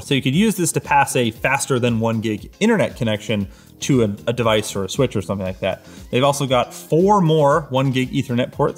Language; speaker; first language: English; native; English